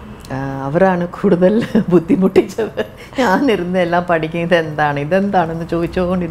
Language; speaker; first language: Malayalam; non-native, fluent; Tamil